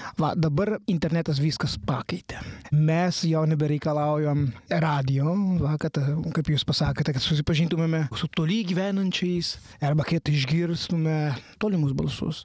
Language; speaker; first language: Lithuanian; non-native, fluent; Italian